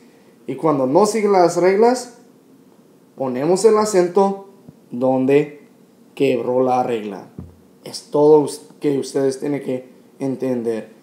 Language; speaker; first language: Spanish; non-native, fluent; English